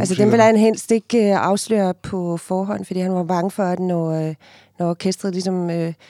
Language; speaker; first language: Danish; non-native, fluent; Afrikaans